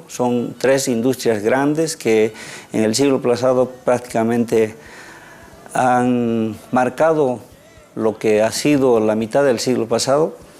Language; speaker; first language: Spanish; native; Spanish